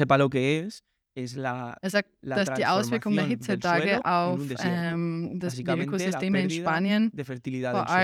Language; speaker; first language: Spanish; non-native, learner; German